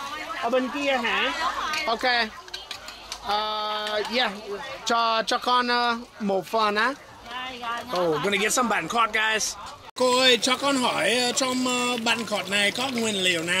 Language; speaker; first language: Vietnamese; non-native, learner; English